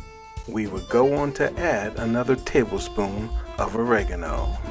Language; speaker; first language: English; native; English